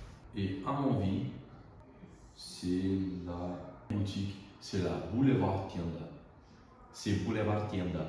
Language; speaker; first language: French; non-native, learner; Portuguese